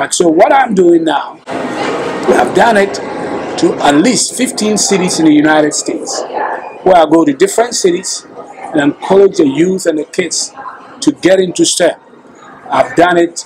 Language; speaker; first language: English; non-native, local second language; Akan